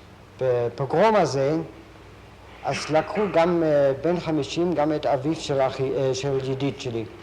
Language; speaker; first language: Hebrew; non-native, fluent; German